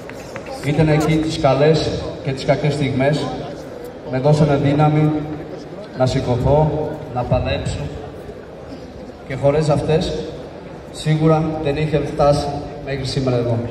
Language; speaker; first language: Greek; non-native, fluent; Portuguese